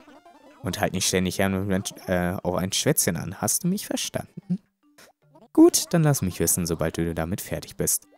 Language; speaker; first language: German; native; German